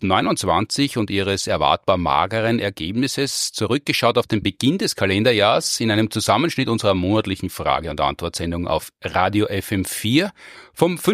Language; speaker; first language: German; native; German